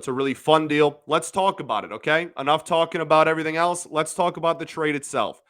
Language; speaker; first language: English; native; English